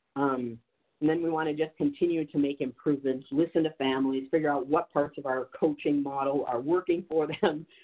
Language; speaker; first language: English; native; English